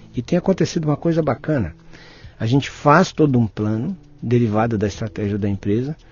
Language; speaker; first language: Portuguese; native; Portuguese